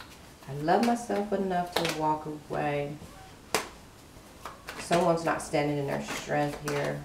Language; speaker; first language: English; native; English